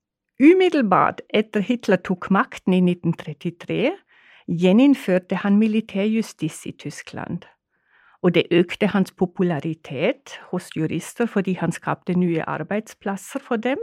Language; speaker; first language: Norwegian; non-native, fluent; German